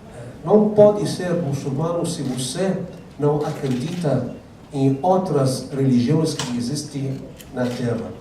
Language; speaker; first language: Portuguese; non-native, fluent; Arabic